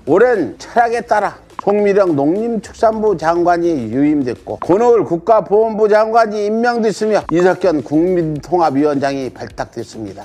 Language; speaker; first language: Korean; native; Korean